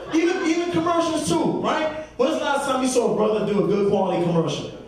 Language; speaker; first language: English; native; English